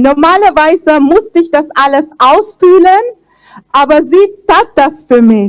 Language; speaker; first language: German; non-native, fluent; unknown